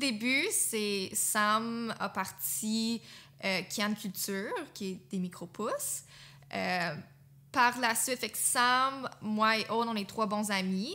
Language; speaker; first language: French; native; French